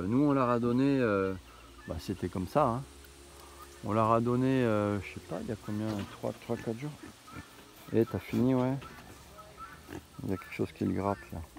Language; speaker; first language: French; native; French